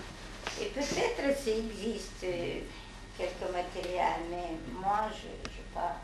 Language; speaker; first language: French; non-native, fluent; Hungarian